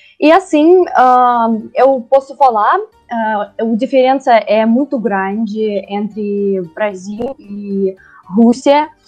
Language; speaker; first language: Portuguese; non-native, learner; Russian